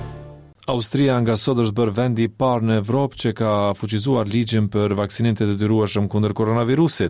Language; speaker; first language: Albanian; native; Albanian